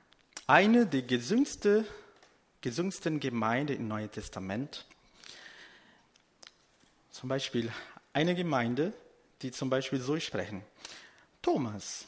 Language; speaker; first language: German; non-native, fluent; Portuguese